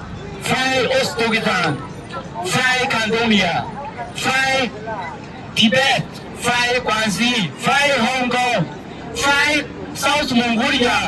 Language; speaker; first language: Dutch; non-native, learner; Cantonese